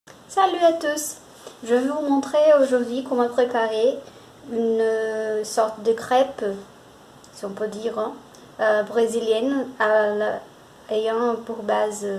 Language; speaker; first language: French; non-native, fluent; Portuguese